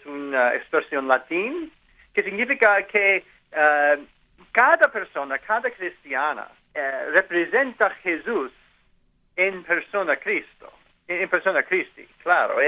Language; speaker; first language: Spanish; non-native, learner; English